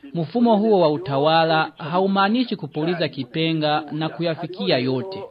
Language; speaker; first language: Swahili; non-native, local second language; Rundi